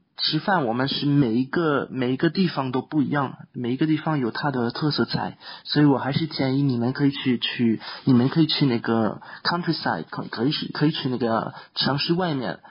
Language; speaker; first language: Chinese; non-native, fluent; French